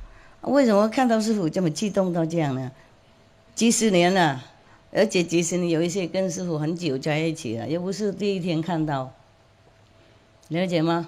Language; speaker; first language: Chinese; non-native, fluent; Vietnamese